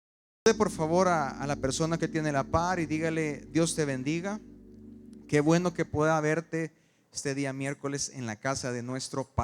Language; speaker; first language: Spanish; native; Spanish